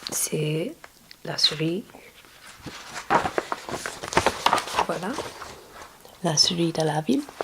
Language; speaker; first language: French; non-native, learner; English